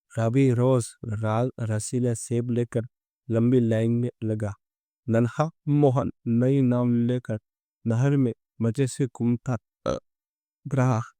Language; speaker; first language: Hindi; non-native, local second language; Gujarati